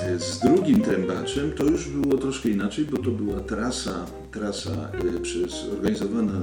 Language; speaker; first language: Polish; native; Polish